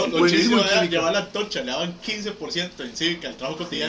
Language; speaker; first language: Spanish; native; Spanish